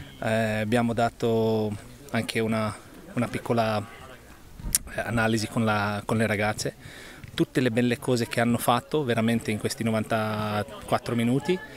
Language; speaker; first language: Italian; non-native, learner; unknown